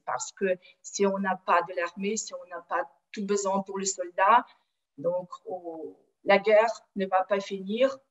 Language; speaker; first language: French; non-native, fluent; Ukrainian